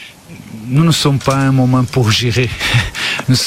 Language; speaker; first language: French; non-native, learner; Portuguese